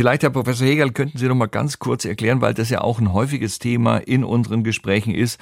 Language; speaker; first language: German; native; German